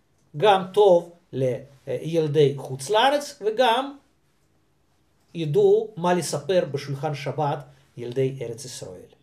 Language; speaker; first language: Hebrew; non-native, fluent; Russian